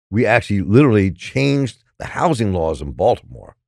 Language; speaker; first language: English; native; English